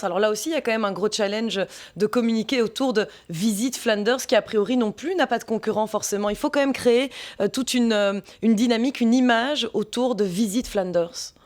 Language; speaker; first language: French; native; French